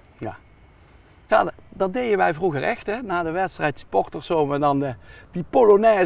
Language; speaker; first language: Dutch; native; Dutch